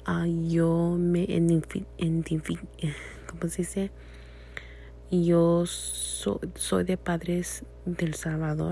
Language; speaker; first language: Spanish; early bilingual, heritage; Spanish